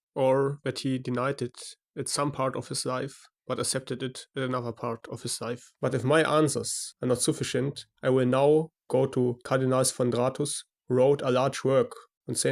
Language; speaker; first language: English; non-native, fluent; German